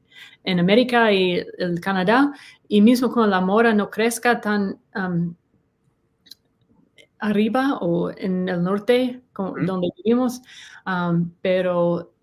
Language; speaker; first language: Spanish; non-native, learner; English